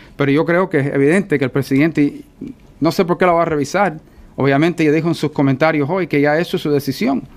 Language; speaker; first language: Spanish; early bilingual, heritage; Spanish